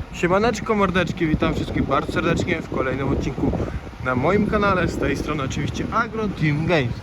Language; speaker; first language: Polish; native; Polish